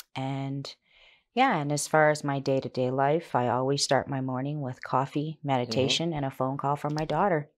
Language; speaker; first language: English; native; English